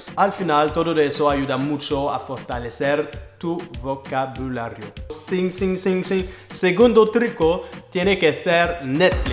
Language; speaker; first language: Spanish; non-native, learner; French